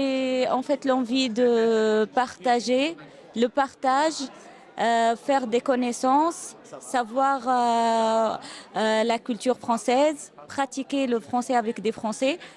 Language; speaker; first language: French; non-native, fluent; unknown